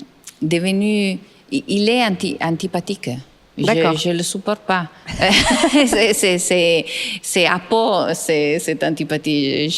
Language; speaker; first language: French; non-native, fluent; Italian